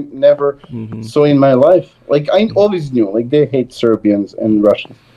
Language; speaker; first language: English; non-native, fluent; Serbian